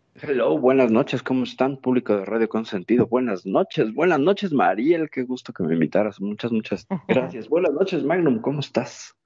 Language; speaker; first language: Spanish; native; Spanish